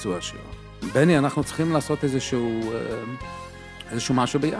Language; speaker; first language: Hebrew; native; Hebrew